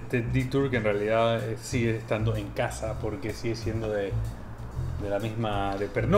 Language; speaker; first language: Spanish; native; Spanish